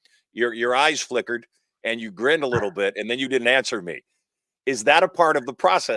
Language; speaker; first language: English; native; English